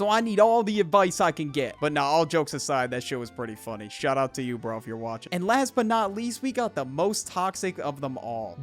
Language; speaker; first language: English; native; English